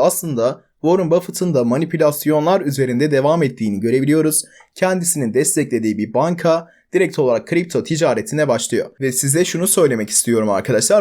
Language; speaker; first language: Turkish; native; Turkish